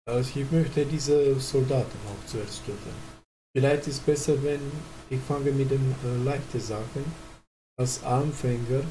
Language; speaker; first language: German; non-native, learner; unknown